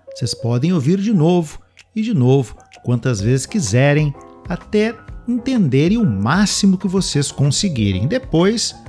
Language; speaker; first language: Portuguese; native; Portuguese